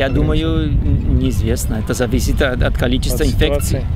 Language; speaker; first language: Russian; non-native, learner; Spanish